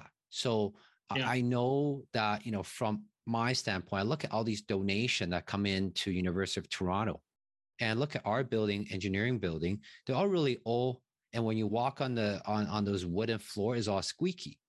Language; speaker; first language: English; non-native, fluent; Chinese